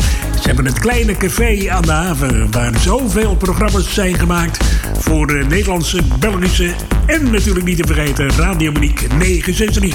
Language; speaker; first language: Dutch; native; Dutch